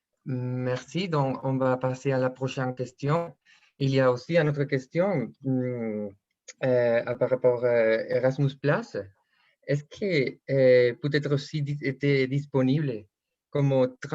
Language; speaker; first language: French; non-native, fluent; Spanish